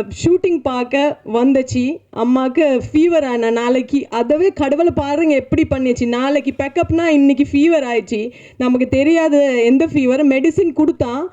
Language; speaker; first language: Tamil; non-native, fluent; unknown